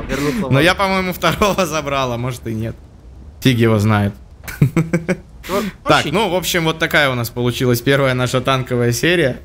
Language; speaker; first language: Russian; native; Russian